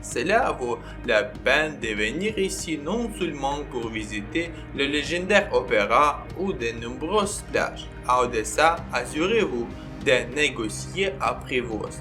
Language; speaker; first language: French; non-native, learner; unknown